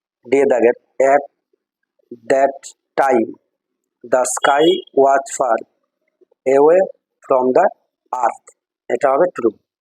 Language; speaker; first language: English; non-native, local second language; Bangla